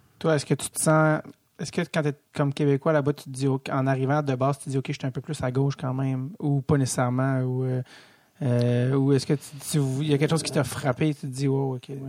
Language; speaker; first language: French; native; French